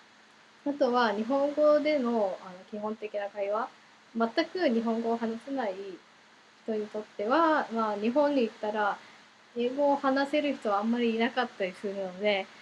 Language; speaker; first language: Japanese; early bilingual, heritage; Japanese